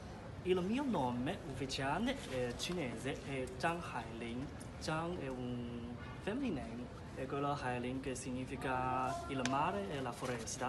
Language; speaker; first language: Italian; non-native, fluent; Chinese